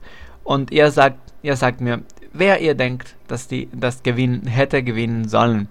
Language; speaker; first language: German; non-native, fluent; Spanish